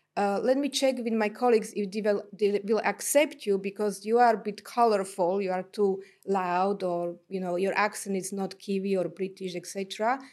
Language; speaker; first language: English; non-native, fluent; Slovak